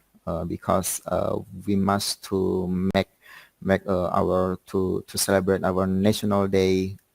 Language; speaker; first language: English; non-native, learner; Indonesian